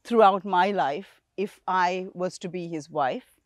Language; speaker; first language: English; non-native, local second language; Sinhala